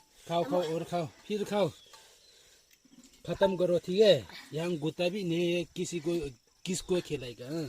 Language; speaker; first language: Hindi; non-native, local second language; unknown